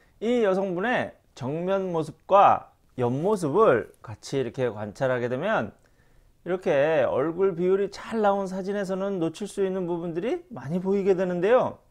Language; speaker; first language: Korean; native; Korean